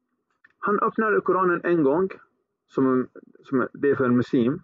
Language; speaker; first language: Swedish; early bilingual, other home language; Arabic